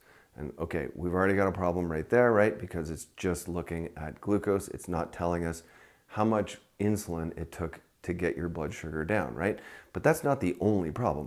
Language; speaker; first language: English; native; English